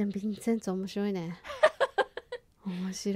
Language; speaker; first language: Japanese; native; Japanese